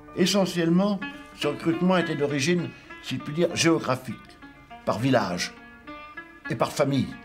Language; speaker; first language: French; native; French